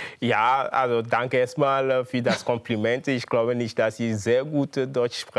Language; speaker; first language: German; non-native, fluent; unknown